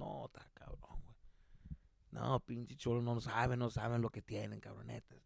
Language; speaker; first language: Spanish; early bilingual, other home language; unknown